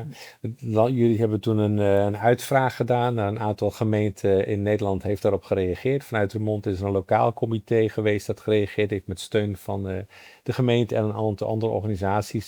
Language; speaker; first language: Dutch; native; Dutch